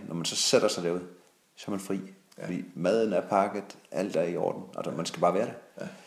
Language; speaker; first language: Danish; native; Danish